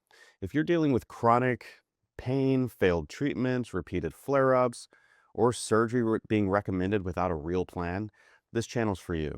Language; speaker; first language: English; native; English